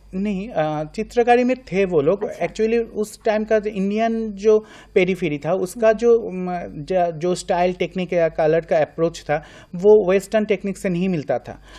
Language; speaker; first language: Hindi; non-native, local second language; Bangla